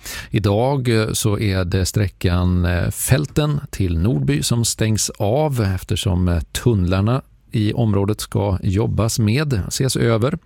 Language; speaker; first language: Swedish; native; Swedish